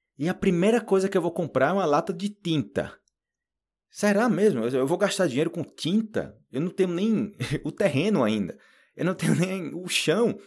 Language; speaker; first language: Portuguese; native; Portuguese